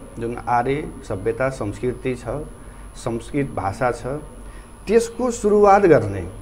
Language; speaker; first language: Nepali; native; Nepali